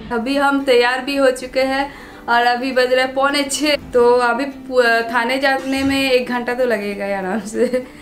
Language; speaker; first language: Hindi; non-native, local second language; Bangla